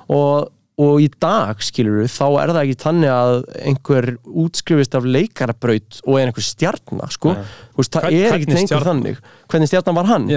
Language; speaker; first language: Icelandic; native; Icelandic